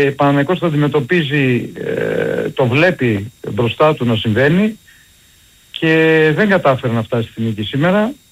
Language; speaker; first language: Greek; native; Greek